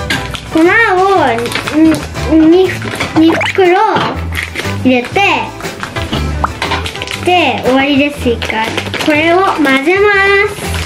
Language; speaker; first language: Japanese; native; Japanese